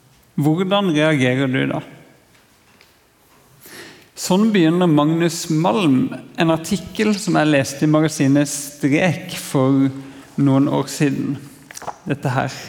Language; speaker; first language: Norwegian; native; Norwegian